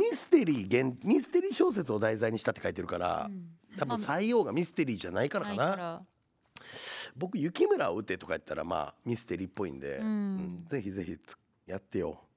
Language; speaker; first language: Japanese; native; Japanese